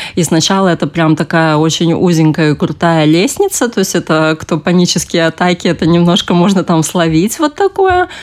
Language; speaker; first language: Russian; native; Russian